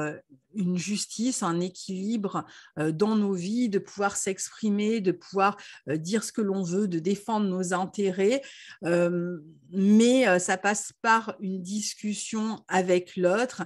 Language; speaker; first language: French; native; French